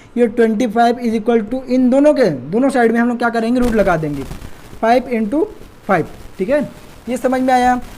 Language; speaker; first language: Hindi; native; Hindi